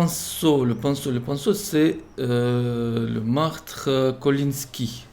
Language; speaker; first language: French; non-native, fluent; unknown